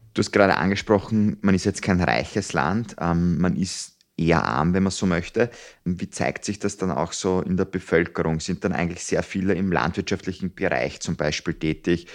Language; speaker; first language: German; native; German